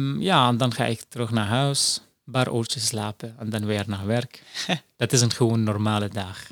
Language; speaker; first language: Dutch; non-native, fluent; Arabic